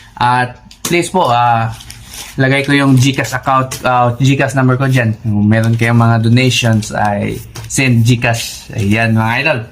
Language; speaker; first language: Filipino; non-native, local second language; Cebuano